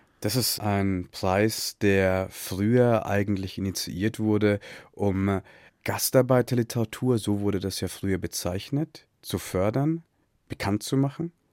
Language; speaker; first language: German; early bilingual, other home language; Tamil